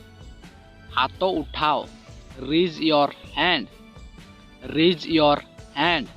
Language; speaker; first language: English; non-native, local second language; Odia